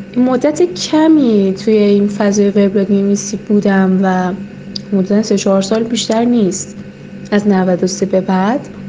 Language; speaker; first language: Persian; native; Persian